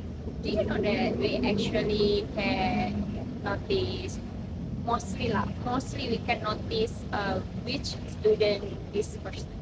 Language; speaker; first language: English; non-native, learner; Indonesian